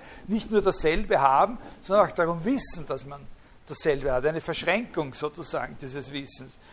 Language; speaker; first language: German; native; German